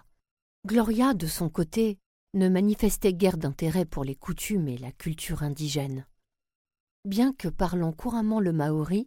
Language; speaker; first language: French; native; French